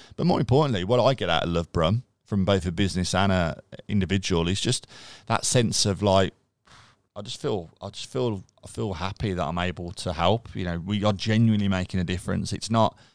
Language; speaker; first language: English; native; English